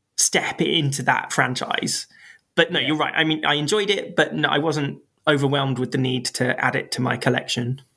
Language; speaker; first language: English; native; English